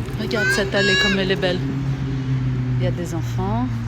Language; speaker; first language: French; non-native, fluent; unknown